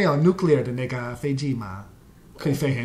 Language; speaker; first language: Chinese; non-native, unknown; English